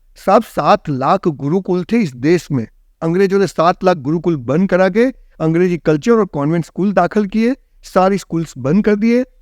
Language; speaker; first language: Hindi; non-native, local second language; Gujarati